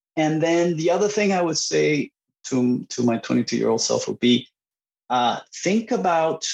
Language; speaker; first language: English; non-native, fluent; Spanish